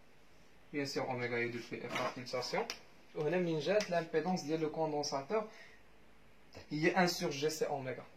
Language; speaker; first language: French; non-native, local second language; Arabic